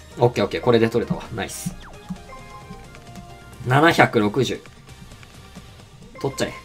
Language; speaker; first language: Japanese; native; Japanese